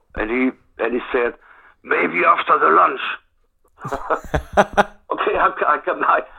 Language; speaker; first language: English; non-native, fluent; German